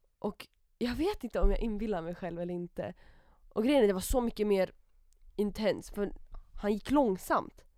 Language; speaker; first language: Swedish; native; Swedish